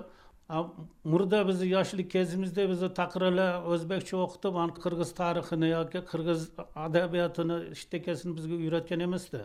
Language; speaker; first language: Kyrgyz; non-native, local second language; Uyghur